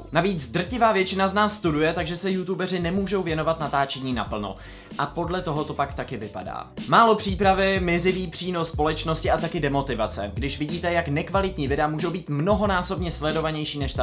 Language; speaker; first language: Czech; native; Czech